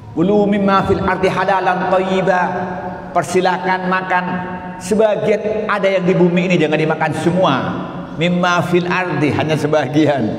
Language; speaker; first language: Indonesian; non-native, local second language; Madurese